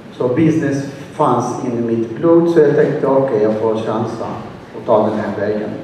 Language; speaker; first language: Swedish; non-native, fluent; Arabic